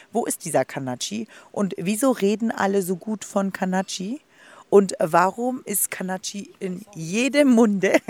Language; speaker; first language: German; native; German